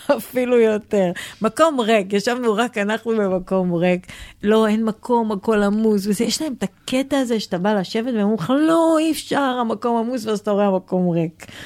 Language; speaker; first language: Hebrew; native; Hebrew